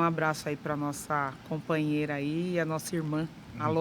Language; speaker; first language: Portuguese; native; Portuguese